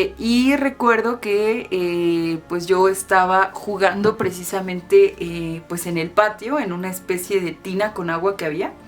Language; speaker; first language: Spanish; native; Spanish